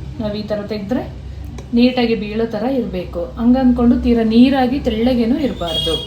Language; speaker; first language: Kannada; native; Kannada